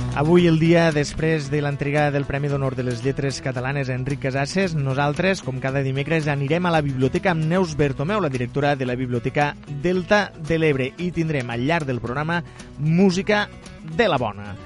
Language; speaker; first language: Catalan; native; Catalan